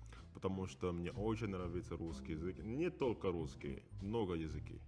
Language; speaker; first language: Russian; non-native, learner; Indonesian